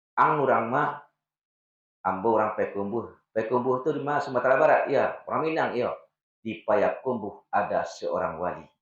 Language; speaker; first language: Malay; non-native, local second language; Minangkabau